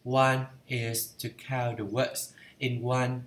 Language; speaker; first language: English; non-native, fluent; Vietnamese